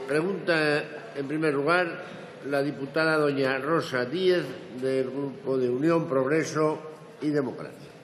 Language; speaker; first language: Spanish; native; Spanish